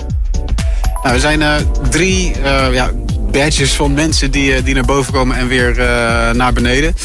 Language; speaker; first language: Dutch; native; Dutch